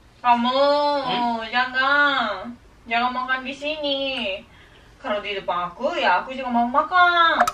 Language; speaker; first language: Indonesian; non-native, fluent; Japanese